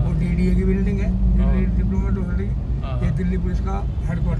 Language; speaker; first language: Hindi; native; Hindi